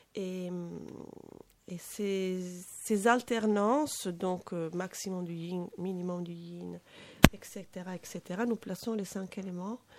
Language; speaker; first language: French; non-native, fluent; Italian